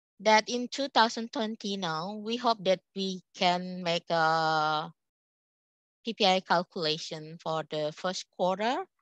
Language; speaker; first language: English; non-native, local second language; Indonesian